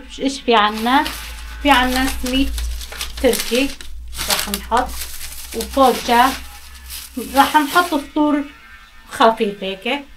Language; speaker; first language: Arabic; non-native, local second language; Kurdish